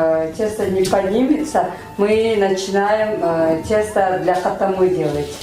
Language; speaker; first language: Russian; non-native, local second language; Kyrgyz